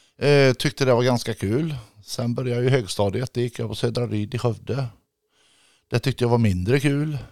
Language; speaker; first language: Swedish; native; Swedish